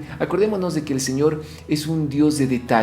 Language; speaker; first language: Spanish; native; Spanish